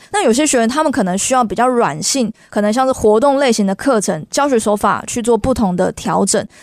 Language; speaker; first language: Chinese; native; Chinese